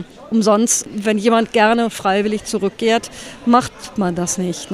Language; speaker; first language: German; native; German